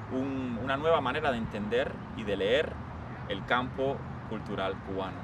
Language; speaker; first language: Spanish; native; Spanish